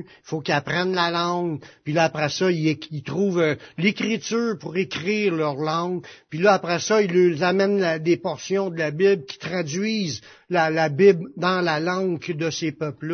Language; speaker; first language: French; native; French